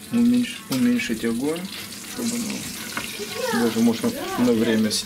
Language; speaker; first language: Russian; native; Russian